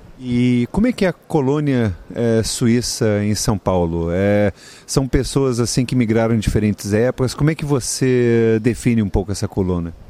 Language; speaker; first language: Portuguese; native; Portuguese